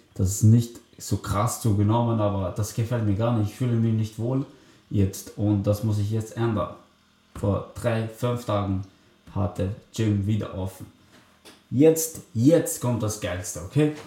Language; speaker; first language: German; early bilingual, other home language; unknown